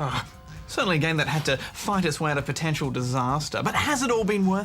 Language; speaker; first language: English; native; English